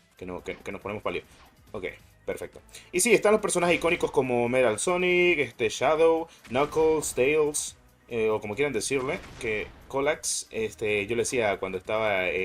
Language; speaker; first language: Spanish; native; Spanish